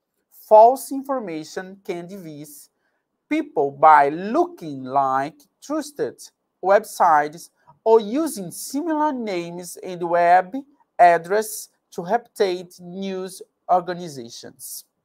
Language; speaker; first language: English; non-native, fluent; Portuguese